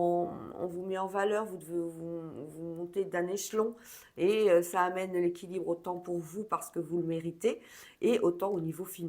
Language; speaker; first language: French; native; French